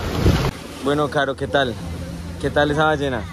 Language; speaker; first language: Spanish; native; Spanish